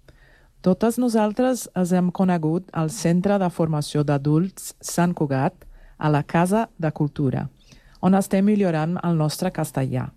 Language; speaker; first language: Catalan; non-native, learner; Portuguese